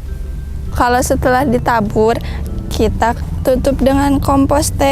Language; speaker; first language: Indonesian; native; Indonesian